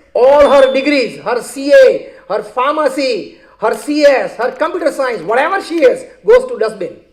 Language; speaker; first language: English; non-native, local second language; Gujarati